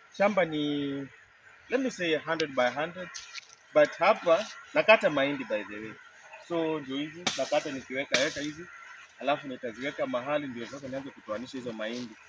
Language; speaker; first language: Swahili; non-native, local second language; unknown